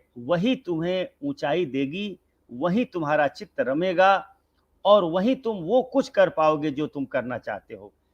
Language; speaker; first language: Hindi; non-native, local second language; Bhojpuri